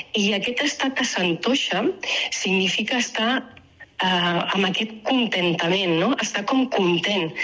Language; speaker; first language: Catalan; native; Catalan